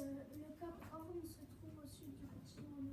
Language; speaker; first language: French; native; French